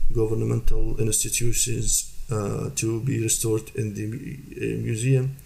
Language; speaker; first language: English; non-native, fluent; Arabic